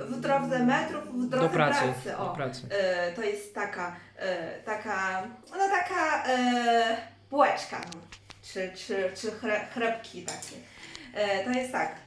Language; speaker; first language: Polish; non-native, learner; Chinese